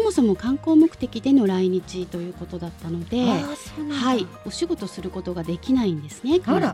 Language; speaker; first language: Japanese; native; Japanese